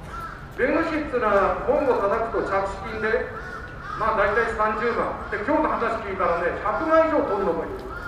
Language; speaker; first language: Japanese; native; Japanese